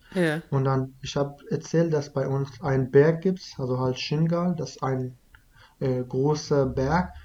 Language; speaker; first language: German; non-native, fluent; Kurdish